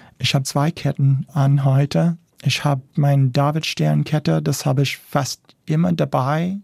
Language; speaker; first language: German; non-native, fluent; English